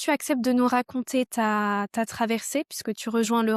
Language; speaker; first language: French; native; French